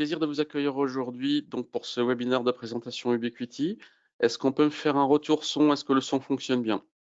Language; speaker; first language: French; native; French